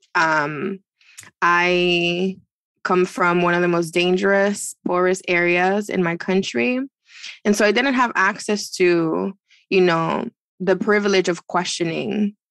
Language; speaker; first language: English; non-native, fluent; Spanish